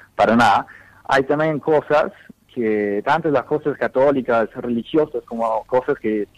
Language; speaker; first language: Spanish; non-native, fluent; English